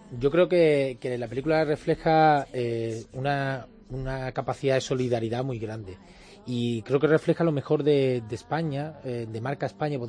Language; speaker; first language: Spanish; native; Spanish